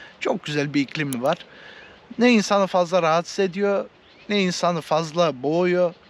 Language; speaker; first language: Turkish; early bilingual, heritage; Turkish